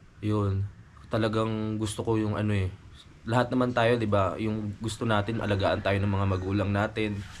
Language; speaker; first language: Filipino; native; Filipino